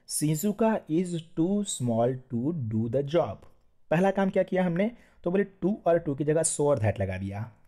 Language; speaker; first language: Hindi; non-native, local second language; Gujarati